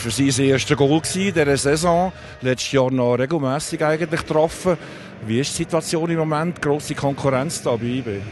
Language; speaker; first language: German; native; German